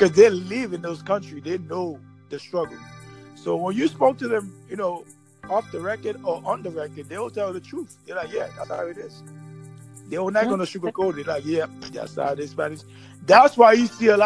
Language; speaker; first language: English; early bilingual, other home language; Haitian Creole